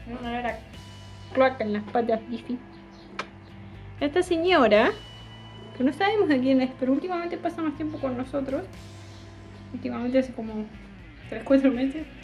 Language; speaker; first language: Spanish; native; Spanish